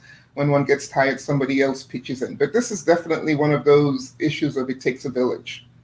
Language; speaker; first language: English; non-native, fluent; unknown